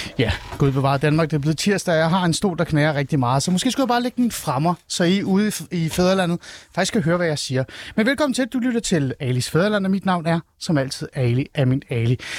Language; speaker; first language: Danish; early bilingual, other home language; Persian